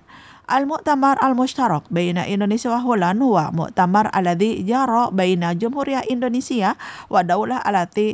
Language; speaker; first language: Arabic; non-native, fluent; Indonesian